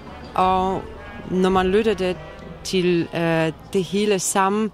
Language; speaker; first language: Danish; non-native, learner; Polish